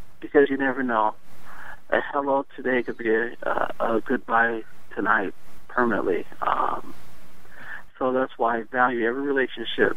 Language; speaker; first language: English; native; English